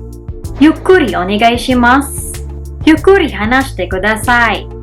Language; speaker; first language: Japanese; non-native, learner; Filipino